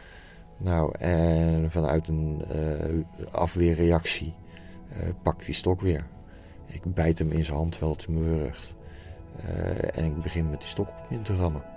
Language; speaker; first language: Dutch; native; Dutch